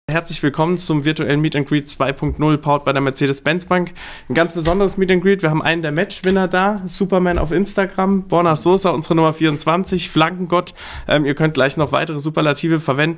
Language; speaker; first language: German; native; German